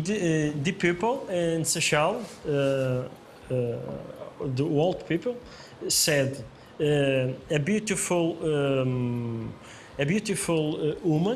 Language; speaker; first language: English; non-native, learner; Portuguese